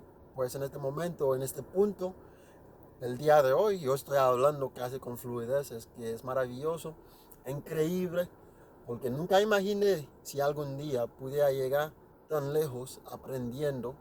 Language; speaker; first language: Spanish; non-native, learner; Haitian Creole